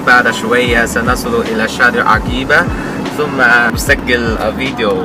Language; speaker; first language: Arabic; non-native, learner; Chinese